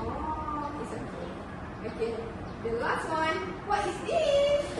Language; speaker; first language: English; non-native, learner; Malay